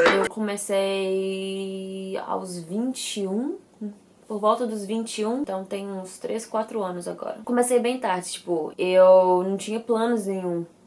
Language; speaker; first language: Portuguese; early bilingual, heritage; English